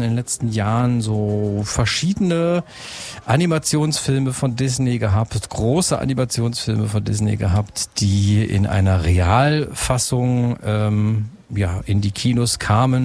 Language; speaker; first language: German; native; German